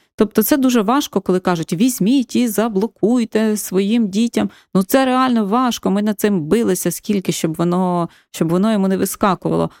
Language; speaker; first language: Ukrainian; native; Ukrainian